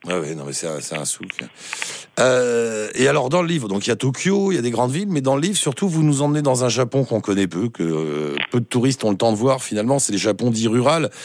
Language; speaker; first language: French; native; French